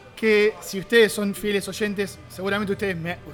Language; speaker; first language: Spanish; native; Spanish